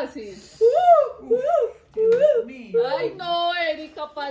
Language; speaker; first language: Spanish; native; Spanish